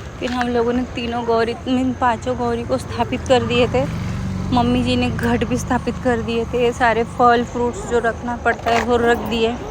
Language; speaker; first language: Hindi; native; Hindi